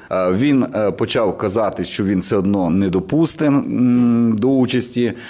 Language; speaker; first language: Ukrainian; non-native, local second language; Russian